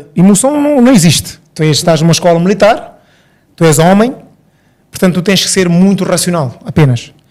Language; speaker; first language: Portuguese; early bilingual, other home language; Upper Guinea Crioulo